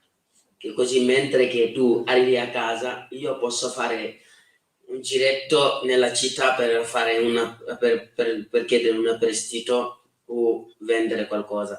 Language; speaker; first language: Italian; non-native, fluent; Wolof